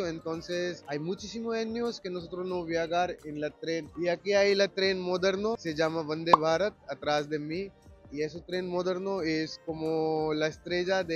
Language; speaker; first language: Spanish; non-native, learner; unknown